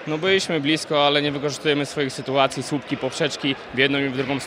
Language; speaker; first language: Polish; native; Polish